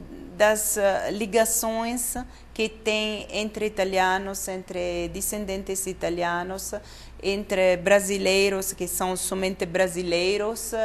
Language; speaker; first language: Portuguese; non-native, fluent; Italian